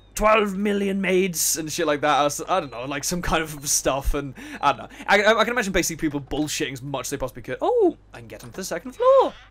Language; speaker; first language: English; native; English